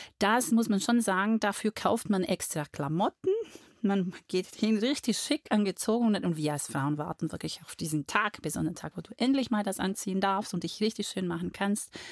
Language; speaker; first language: German; non-native, fluent; Portuguese